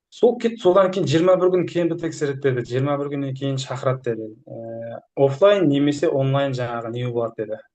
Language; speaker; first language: Kazakh; early bilingual, heritage; Kazakh